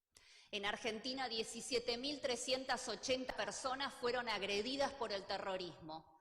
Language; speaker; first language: Spanish; native; Spanish